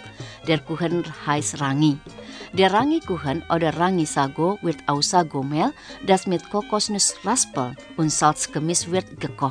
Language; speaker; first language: German; non-native, fluent; Indonesian